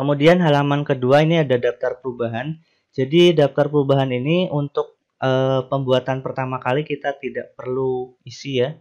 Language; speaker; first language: Indonesian; native; Indonesian